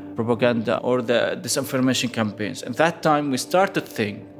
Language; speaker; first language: English; non-native, fluent; Arabic